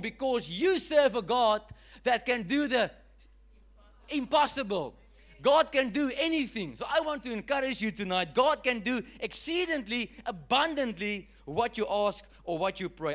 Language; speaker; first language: English; non-native, local second language; Afrikaans